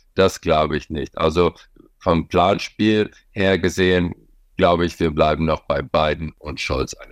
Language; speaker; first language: German; non-native, fluent; English